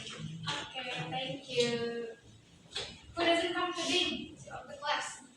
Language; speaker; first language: English; non-native, learner; Indonesian